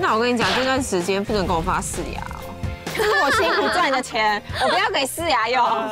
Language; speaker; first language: Chinese; native; Chinese